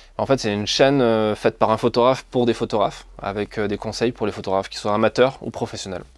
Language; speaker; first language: French; native; French